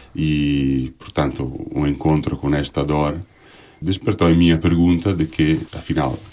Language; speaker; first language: Portuguese; non-native, fluent; Italian